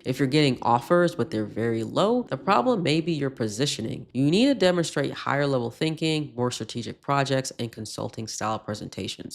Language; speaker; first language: English; native; English